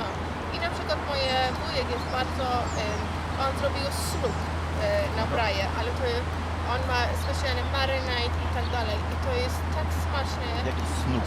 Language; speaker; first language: Polish; non-native, learner; Afrikaans